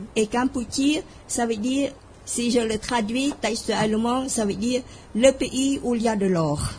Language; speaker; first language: French; non-native, fluent; Khmer